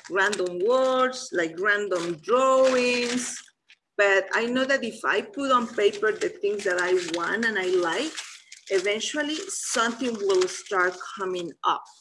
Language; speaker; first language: English; non-native, fluent; Spanish